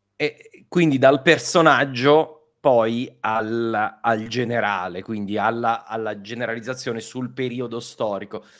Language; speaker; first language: Italian; native; Italian